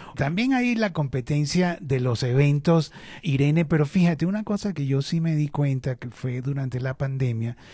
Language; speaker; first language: Spanish; native; Spanish